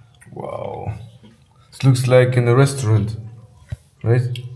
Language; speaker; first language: English; non-native, fluent; German